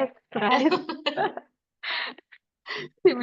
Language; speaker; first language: English; non-native, fluent; Indonesian